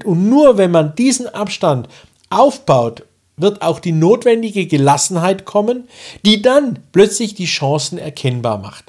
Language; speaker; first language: German; native; German